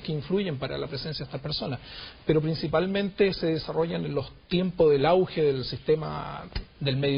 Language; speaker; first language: Spanish; native; Spanish